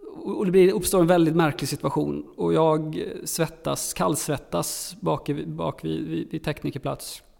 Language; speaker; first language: Swedish; native; Swedish